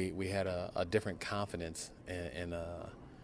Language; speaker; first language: English; native; English